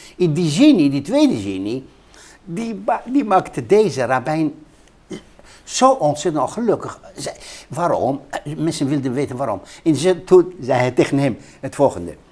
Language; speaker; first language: Dutch; non-native, fluent; Hebrew